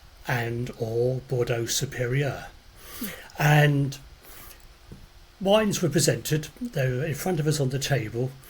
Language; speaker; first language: English; native; English